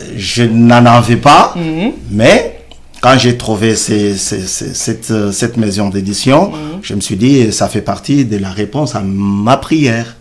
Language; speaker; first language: French; non-native, local second language; Luba-Lulua